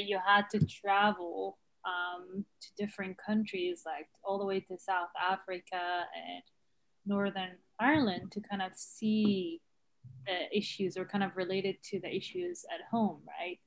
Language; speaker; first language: English; non-native, fluent; Arabic